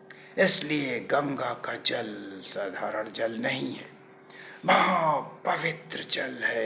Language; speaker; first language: Hindi; native; Hindi